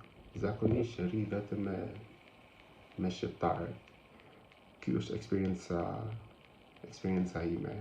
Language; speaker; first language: Albanian; non-native, learner; English